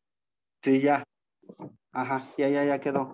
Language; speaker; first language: Spanish; native; Spanish